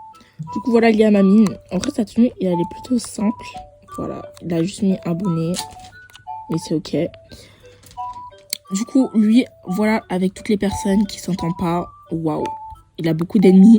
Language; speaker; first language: French; native; French